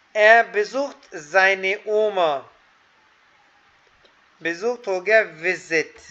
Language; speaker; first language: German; non-native, fluent; Hindi